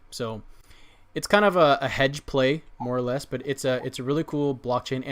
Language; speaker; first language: English; native; English